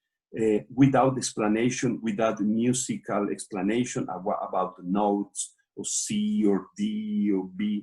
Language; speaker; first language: English; non-native, learner; Portuguese